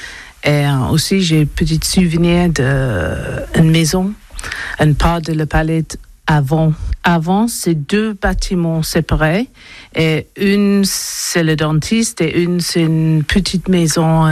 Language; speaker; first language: French; non-native, learner; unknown